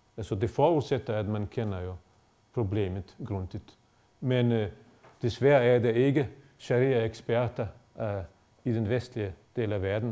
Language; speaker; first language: Danish; non-native, fluent; Bosnian